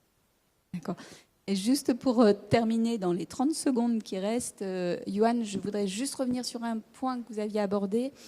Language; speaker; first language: French; native; French